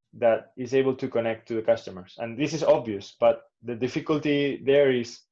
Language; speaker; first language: English; non-native, fluent; Spanish